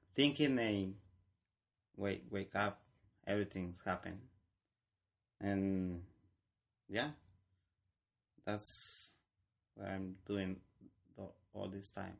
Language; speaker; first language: English; non-native, learner; Spanish